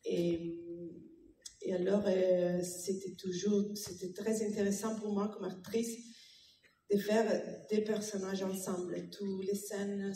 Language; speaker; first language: French; non-native, learner; Italian